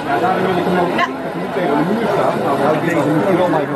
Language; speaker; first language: Dutch; native; Dutch